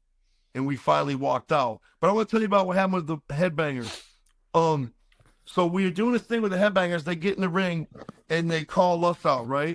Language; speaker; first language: English; native; English